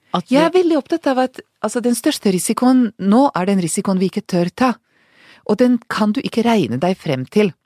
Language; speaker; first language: Norwegian; non-native, fluent; Hungarian